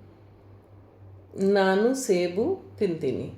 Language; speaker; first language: Kannada; non-native, learner; Punjabi